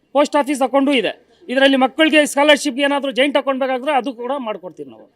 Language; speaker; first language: Kannada; non-native, local second language; Urdu